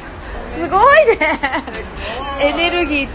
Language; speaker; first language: Japanese; native; Japanese